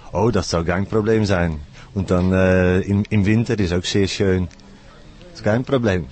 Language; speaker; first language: German; non-native, learner; Dutch